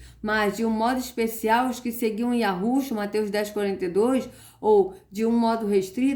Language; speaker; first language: Portuguese; native; Portuguese